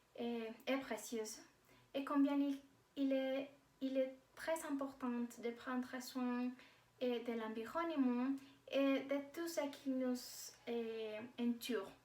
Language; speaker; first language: French; non-native, learner; Spanish